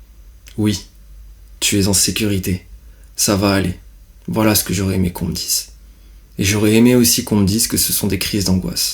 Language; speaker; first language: French; native; French